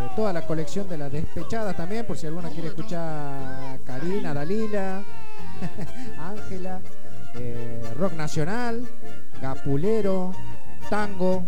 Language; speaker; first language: Spanish; native; Spanish